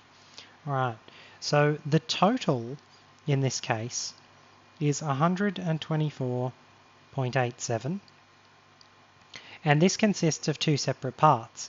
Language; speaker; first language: English; native; English